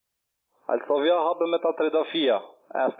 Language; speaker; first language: German; non-native, learner; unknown